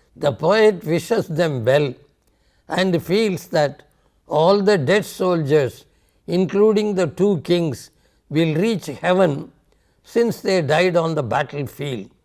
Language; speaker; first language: English; non-native, local second language; Tamil